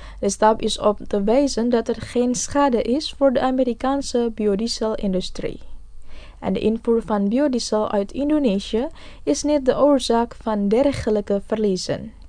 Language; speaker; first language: Dutch; non-native, fluent; Indonesian